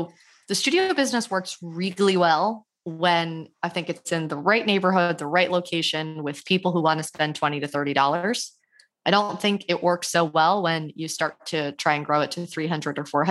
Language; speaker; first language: English; native; English